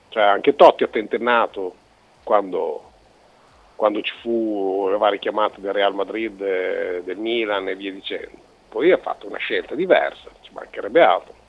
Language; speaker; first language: Italian; native; Italian